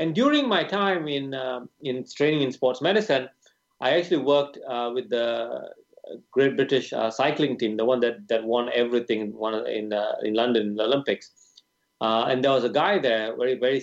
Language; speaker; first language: English; non-native, local second language; Tamil